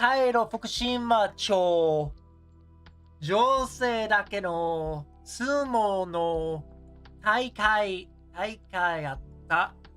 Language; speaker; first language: Japanese; non-native, learner; English